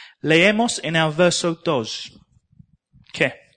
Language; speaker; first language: Spanish; non-native, learner; English